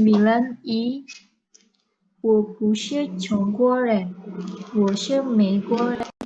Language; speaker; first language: Chinese; non-native, learner; Indonesian